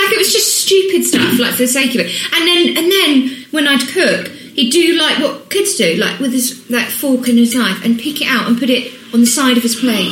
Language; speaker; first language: English; native; English